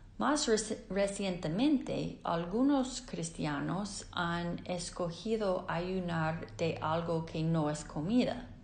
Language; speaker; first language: Spanish; non-native, fluent; English